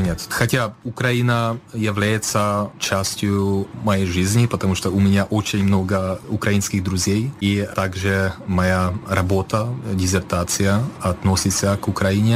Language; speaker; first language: Russian; non-native, fluent; Czech